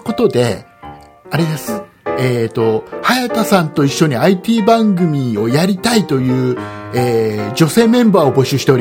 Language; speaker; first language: Japanese; native; Japanese